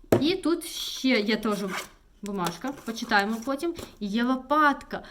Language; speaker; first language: Ukrainian; non-native, local second language; Russian